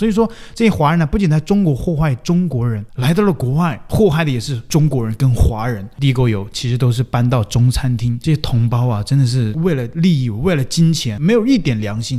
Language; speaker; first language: Chinese; native; Chinese